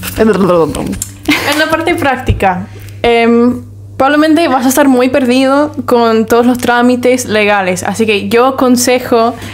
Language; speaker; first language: Spanish; non-native, learner; English